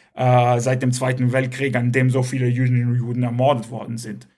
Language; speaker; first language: German; non-native, local second language; Hebrew